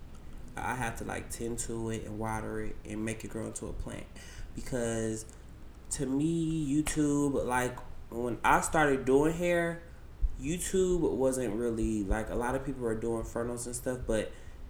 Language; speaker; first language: English; native; English